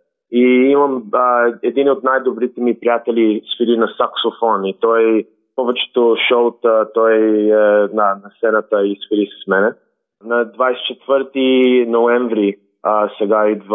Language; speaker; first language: Bulgarian; early bilingual, heritage; Bulgarian